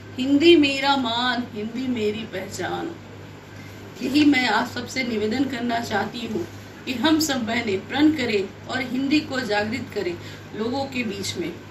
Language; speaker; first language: Hindi; native; Hindi